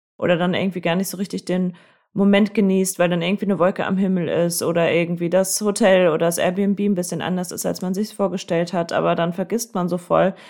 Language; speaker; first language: German; native; German